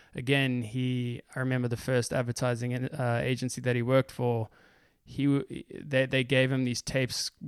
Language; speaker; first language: English; native; English